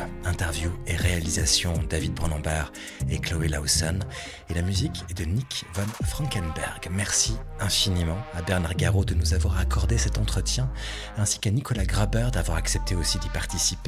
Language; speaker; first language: French; native; French